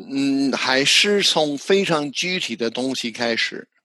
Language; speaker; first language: Chinese; non-native, fluent; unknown